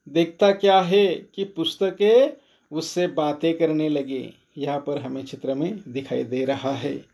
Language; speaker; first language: Hindi; non-native, local second language; Marathi